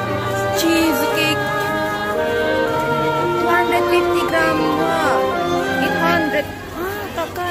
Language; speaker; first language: Japanese; non-native, learner; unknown